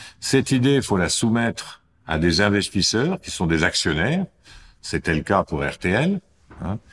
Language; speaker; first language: French; native; French